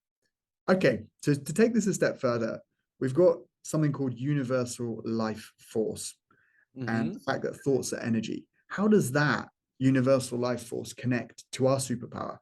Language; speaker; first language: English; native; English